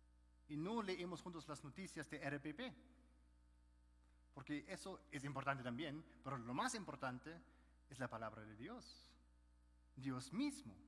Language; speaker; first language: Spanish; non-native, fluent; German